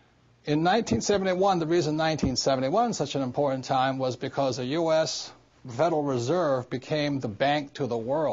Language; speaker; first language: English; native; English